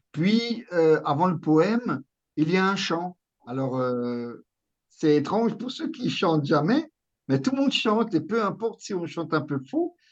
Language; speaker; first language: French; native; French